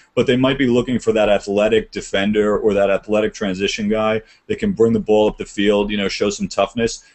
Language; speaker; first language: English; native; English